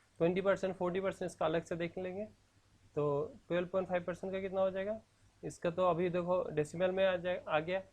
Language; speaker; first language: Hindi; non-native, local second language; Assamese